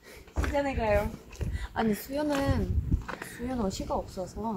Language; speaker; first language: Korean; non-native, fluent; Russian